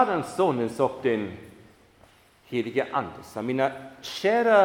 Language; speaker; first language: Swedish; non-native, fluent; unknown